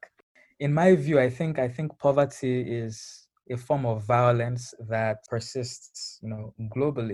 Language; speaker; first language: English; non-native, local second language; Yoruba